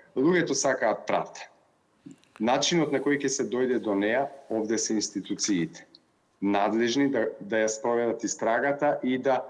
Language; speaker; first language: Macedonian; native; Macedonian